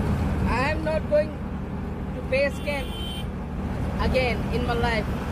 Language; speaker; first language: English; non-native, learner; Hindi